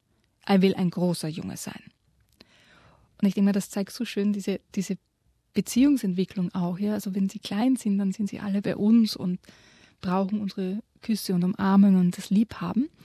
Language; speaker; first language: German; native; German